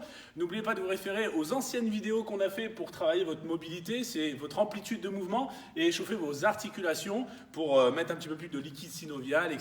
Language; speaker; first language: French; native; French